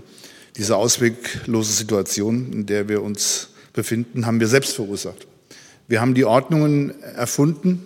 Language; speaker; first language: German; native; German